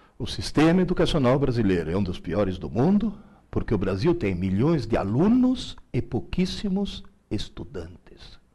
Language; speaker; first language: Portuguese; early bilingual, other home language; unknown